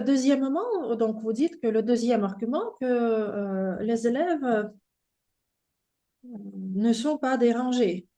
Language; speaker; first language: French; non-native, fluent; Russian